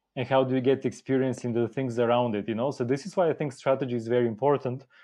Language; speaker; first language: English; non-native, fluent; Bulgarian